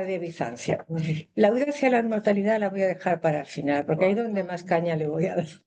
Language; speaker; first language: Spanish; native; Spanish